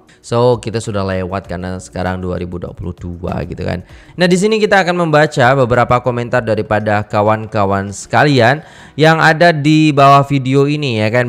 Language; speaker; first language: Indonesian; native; Indonesian